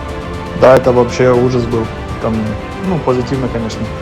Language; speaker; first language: Russian; early bilingual, heritage; German